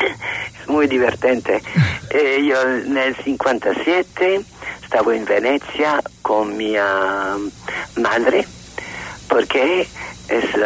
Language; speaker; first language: Spanish; non-native, learner; Italian